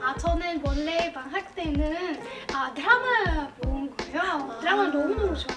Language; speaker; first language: Korean; non-native, learner; Arabic